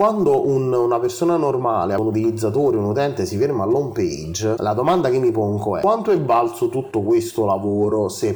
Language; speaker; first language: Italian; native; Italian